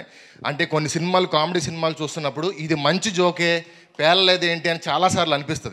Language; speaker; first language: Telugu; native; Telugu